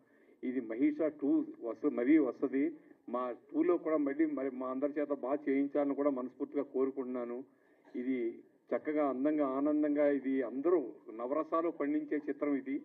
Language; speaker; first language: Telugu; native; Telugu